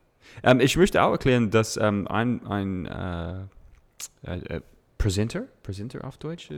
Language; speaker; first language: German; non-native, learner; English